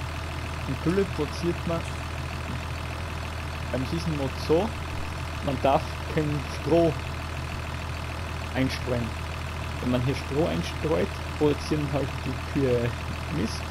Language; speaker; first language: German; native; German